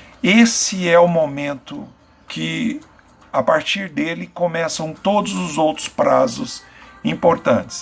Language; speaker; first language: Portuguese; native; Portuguese